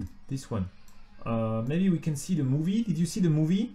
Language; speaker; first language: English; non-native, fluent; French